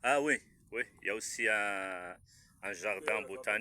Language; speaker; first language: French; non-native, local second language; Arabic